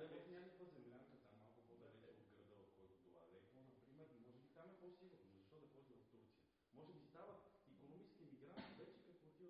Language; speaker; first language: Bulgarian; non-native, fluent; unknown